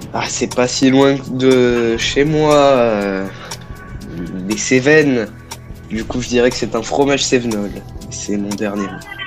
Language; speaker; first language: French; native; French